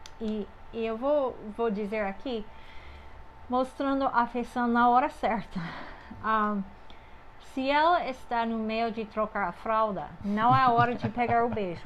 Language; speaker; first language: Portuguese; non-native, fluent; English